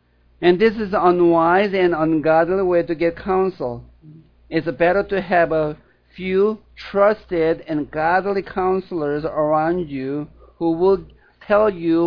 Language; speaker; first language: English; non-native, fluent; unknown